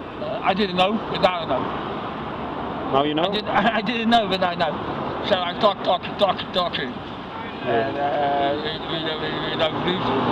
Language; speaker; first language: English; non-native, learner; Dutch